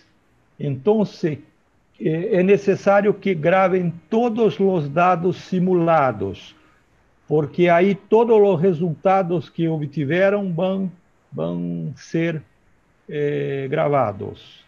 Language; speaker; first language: Spanish; non-native, learner; Portuguese